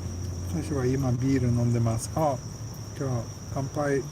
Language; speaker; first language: Japanese; non-native, learner; Swedish